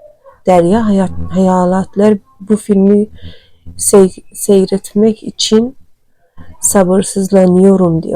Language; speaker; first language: Turkish; non-native, learner; Turkmen